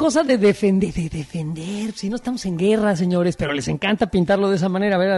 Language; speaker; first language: Spanish; native; Spanish